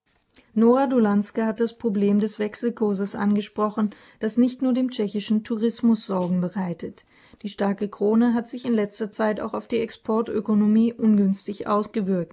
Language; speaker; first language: German; native; German